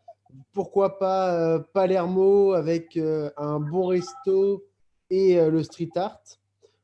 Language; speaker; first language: French; native; French